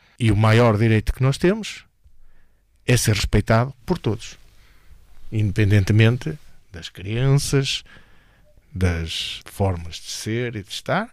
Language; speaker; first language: Portuguese; native; Portuguese